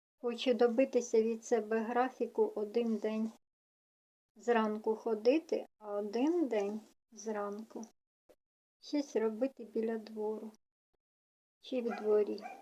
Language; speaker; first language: Ukrainian; non-native, local second language; Russian